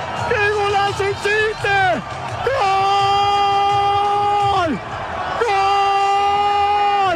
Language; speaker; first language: Spanish; native; Spanish